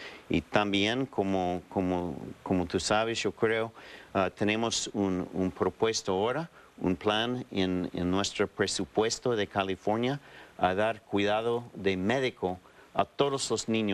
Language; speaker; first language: Spanish; non-native, fluent; English